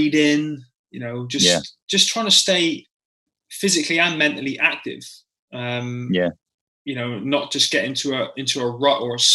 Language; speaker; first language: English; native; English